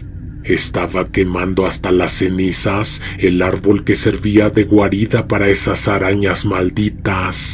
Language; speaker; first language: Spanish; native; Spanish